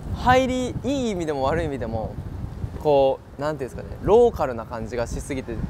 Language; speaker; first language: Japanese; native; Japanese